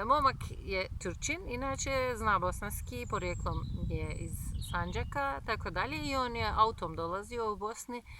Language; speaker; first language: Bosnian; non-native, fluent; Turkish